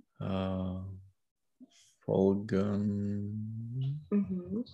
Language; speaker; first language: German; non-native, learner; Czech